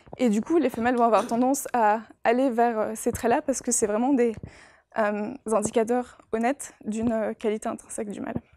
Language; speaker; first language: French; native; French